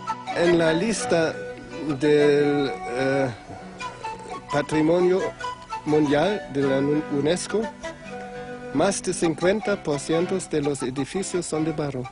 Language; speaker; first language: Spanish; non-native, fluent; German